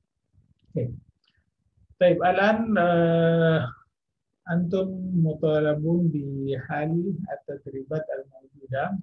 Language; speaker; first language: Arabic; non-native, fluent; Indonesian